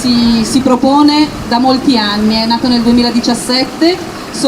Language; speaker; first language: Italian; native; Italian